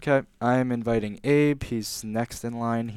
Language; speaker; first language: English; native; English